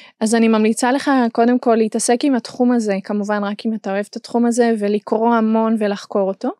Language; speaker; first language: Hebrew; non-native, fluent; German